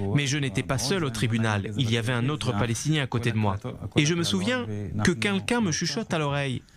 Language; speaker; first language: French; non-native, fluent; Arabic